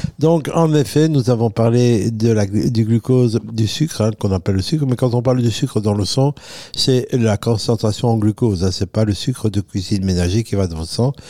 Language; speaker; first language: French; non-native, fluent; Italian